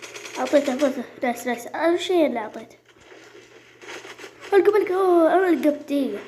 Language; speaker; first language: Arabic; native; Arabic